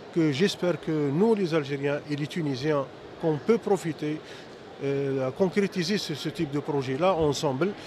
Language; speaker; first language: French; non-native, local second language; Arabic